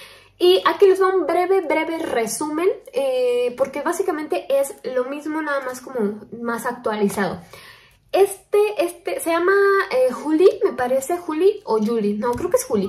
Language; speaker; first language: Spanish; native; Spanish